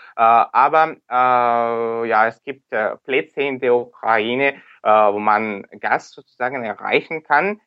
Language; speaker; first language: German; non-native, fluent; Ukrainian